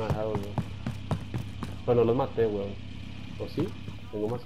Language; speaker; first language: Spanish; native; Spanish